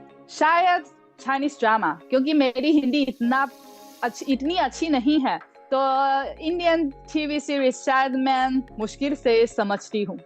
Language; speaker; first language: Hindi; non-native, fluent; Chinese